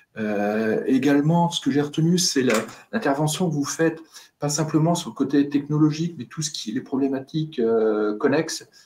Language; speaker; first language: French; native; French